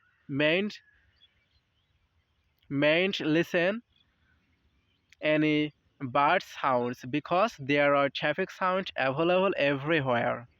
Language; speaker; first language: English; non-native, learner; Bangla